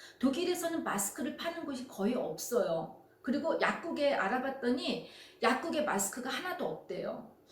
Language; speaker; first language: Korean; native; Korean